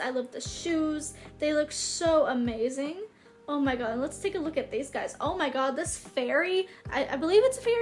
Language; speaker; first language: English; native; English